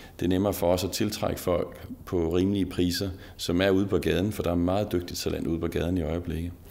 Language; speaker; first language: Danish; native; Danish